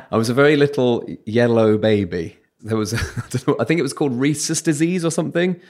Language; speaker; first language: English; native; English